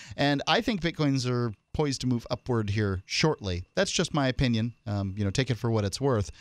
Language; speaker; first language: English; native; English